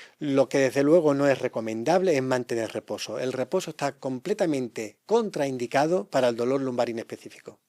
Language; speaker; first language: Spanish; native; Spanish